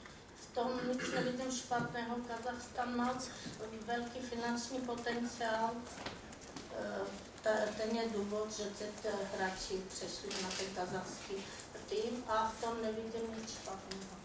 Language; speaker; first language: Czech; non-native, fluent; Armenian